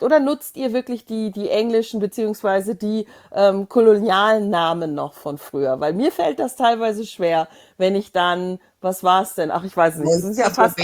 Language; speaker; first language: German; native; German